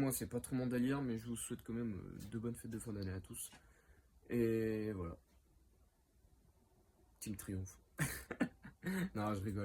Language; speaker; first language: French; native; French